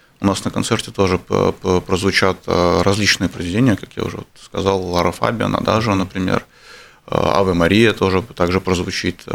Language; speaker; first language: Russian; non-native, local second language; Armenian